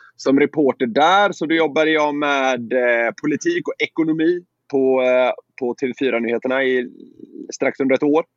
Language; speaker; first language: Swedish; native; Swedish